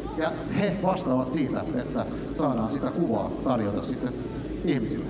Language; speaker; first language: Finnish; native; Finnish